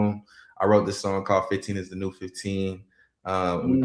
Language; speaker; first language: English; native; English